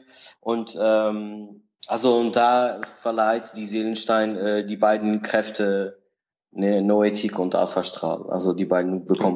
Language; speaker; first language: German; non-native, learner; Portuguese